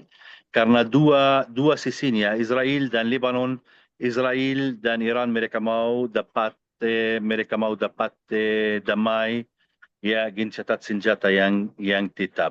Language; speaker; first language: Indonesian; non-native, fluent; Arabic